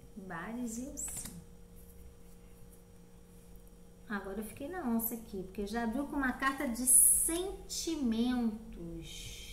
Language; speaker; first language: Portuguese; native; Portuguese